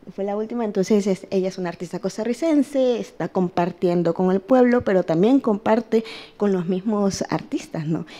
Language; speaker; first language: Spanish; native; Spanish